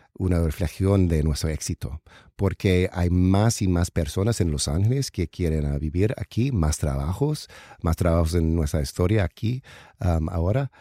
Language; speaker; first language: Spanish; non-native, learner; English